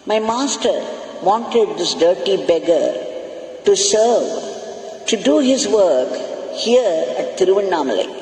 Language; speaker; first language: English; non-native, local second language; Tamil